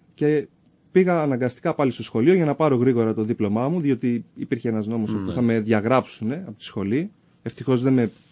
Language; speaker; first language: Greek; early bilingual, other home language; Persian